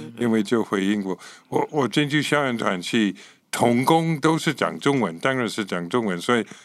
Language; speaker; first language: Chinese; non-native, fluent; English